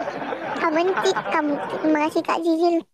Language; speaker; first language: Vietnamese; non-native, learner; Indonesian